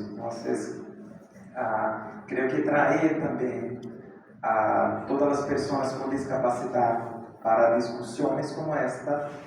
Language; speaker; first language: Spanish; non-native, fluent; Portuguese